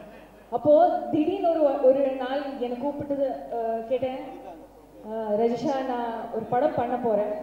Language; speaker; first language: Tamil; non-native, learner; Malayalam